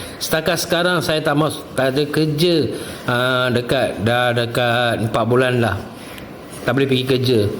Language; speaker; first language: Malay; non-native, local second language; Tamil